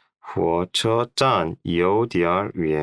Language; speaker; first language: Chinese; non-native, learner; Korean